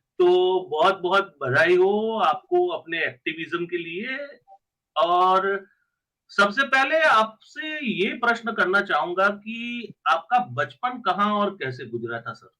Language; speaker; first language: Hindi; non-native, local second language; Gujarati